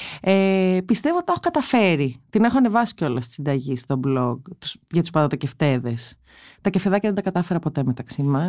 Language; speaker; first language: Greek; native; Greek